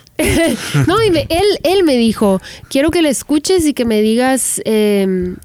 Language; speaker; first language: Spanish; native; Spanish